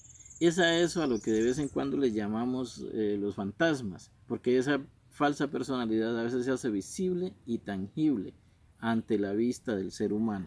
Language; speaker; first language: Spanish; native; Spanish